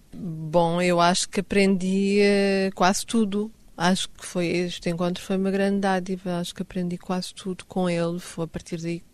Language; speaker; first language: Portuguese; non-native, fluent; Swedish